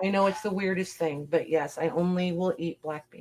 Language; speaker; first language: English; native; English